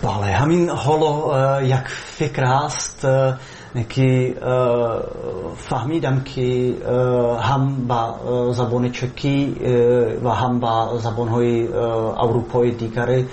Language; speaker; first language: Persian; non-native, fluent; Czech